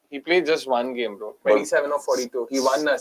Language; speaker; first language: English; non-native, local second language; Hindi